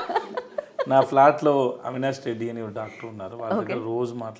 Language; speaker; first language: Telugu; non-native, learner; Tamil